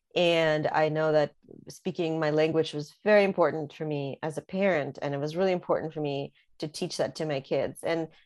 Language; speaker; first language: English; early bilingual, other home language; Russian